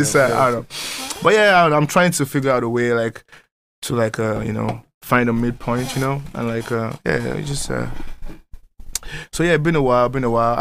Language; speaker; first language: English; non-native, local second language; Yoruba